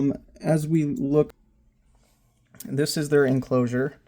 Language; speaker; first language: English; native; English